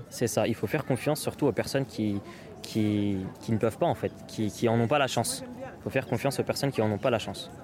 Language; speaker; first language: French; native; French